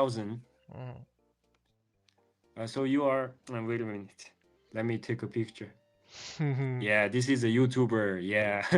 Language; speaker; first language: English; non-native, learner; Mongolian